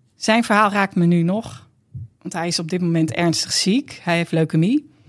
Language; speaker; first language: Dutch; native; Dutch